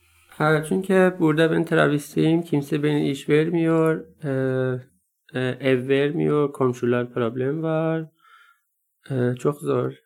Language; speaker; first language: Turkish; non-native, learner; Persian